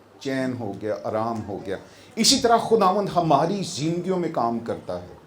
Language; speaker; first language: Urdu; non-native, local second language; Punjabi